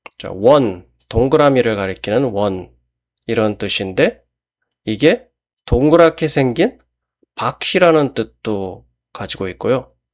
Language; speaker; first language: Korean; native; Korean